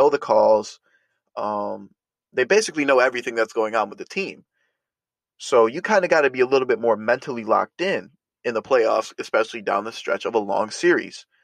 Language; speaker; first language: English; native; English